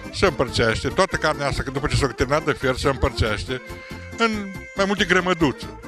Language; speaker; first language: Romanian; native; Romanian